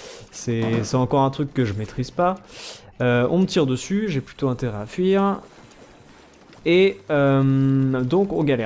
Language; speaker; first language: French; native; French